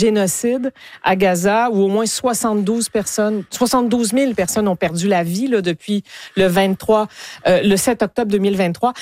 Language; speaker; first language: French; native; French